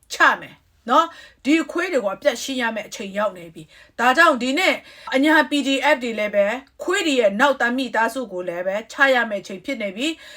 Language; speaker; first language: Burmese; non-native, local second language; Kachin